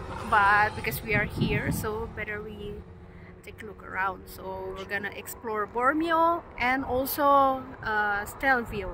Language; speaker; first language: English; non-native, fluent; Indonesian